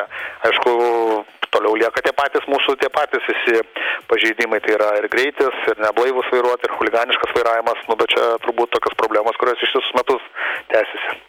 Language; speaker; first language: Lithuanian; native; Lithuanian